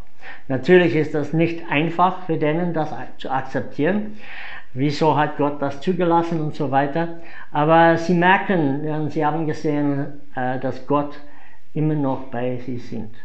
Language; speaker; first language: German; non-native, fluent; English